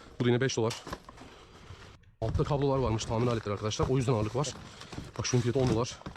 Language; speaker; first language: Turkish; native; Turkish